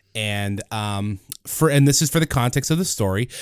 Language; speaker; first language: English; early bilingual, other home language; Spanish